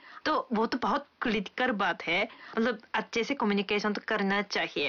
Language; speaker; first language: Hindi; non-native, fluent; Japanese